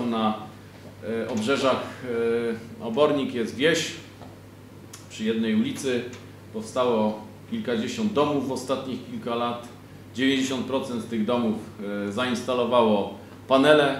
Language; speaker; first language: Polish; native; Polish